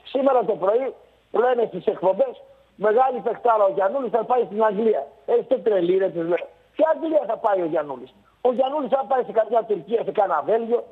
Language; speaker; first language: Greek; native; Greek